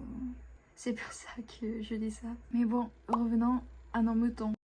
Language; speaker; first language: French; non-native, fluent; Japanese